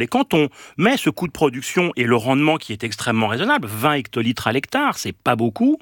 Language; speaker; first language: French; native; French